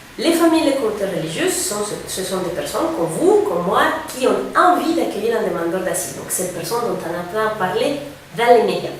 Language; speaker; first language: French; non-native, fluent; Spanish